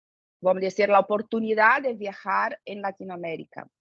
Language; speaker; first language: Spanish; non-native, fluent; Portuguese